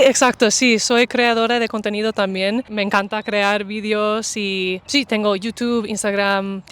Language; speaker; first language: Spanish; non-native, fluent; English